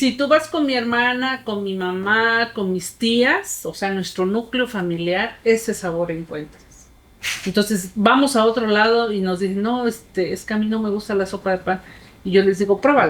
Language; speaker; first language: Spanish; native; Spanish